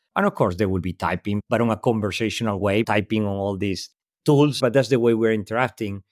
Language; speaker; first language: English; non-native, fluent; Spanish